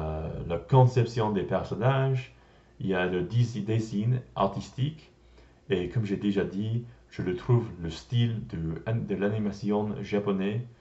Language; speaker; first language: French; non-native, learner; English